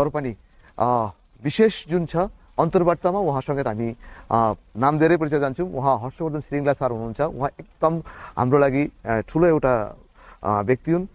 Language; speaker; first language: Nepali; native; Nepali